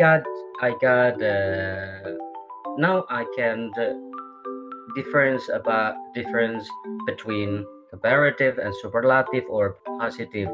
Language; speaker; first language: English; non-native, learner; Indonesian